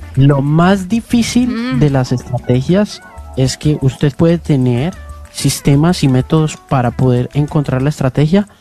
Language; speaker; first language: Spanish; native; Spanish